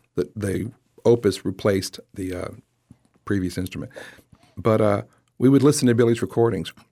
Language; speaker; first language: English; native; English